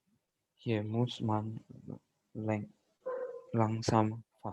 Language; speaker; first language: German; non-native, learner; Indonesian